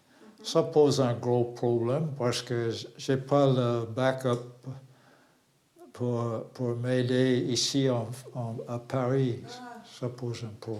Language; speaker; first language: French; non-native, learner; English